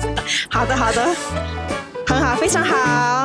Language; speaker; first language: Chinese; early bilingual, other home language; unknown